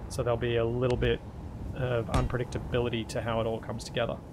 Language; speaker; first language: English; native; English